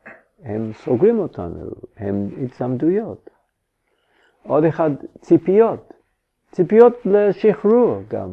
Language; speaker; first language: Hebrew; non-native, fluent; English